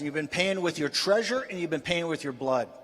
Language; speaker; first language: English; native; English